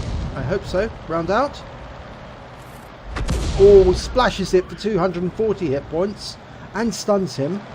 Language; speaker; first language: English; native; English